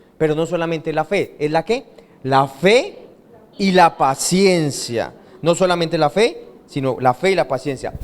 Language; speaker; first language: Spanish; native; Spanish